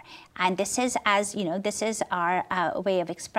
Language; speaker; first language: English; non-native, local second language; Urdu